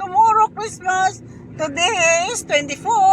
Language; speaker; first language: English; non-native, learner; Filipino